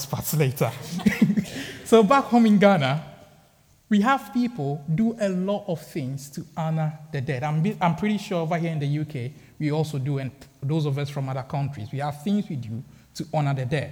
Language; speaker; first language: English; non-native, local second language; Akan